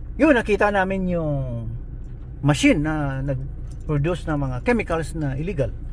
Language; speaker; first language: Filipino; non-native, local second language; Hiligaynon